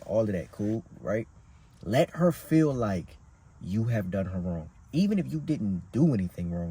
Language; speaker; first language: English; native; English